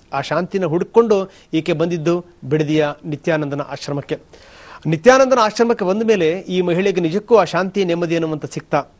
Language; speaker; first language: Kannada; native; Kannada